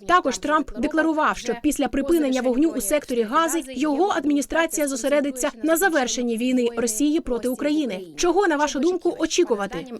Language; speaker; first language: Ukrainian; native; Ukrainian